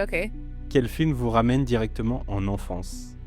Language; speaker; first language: French; native; French